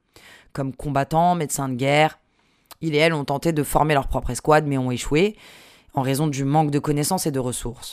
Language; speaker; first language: French; native; French